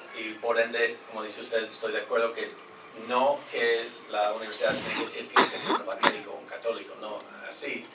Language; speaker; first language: Spanish; non-native, fluent; English